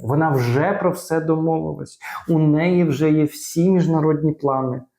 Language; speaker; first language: Ukrainian; native; Ukrainian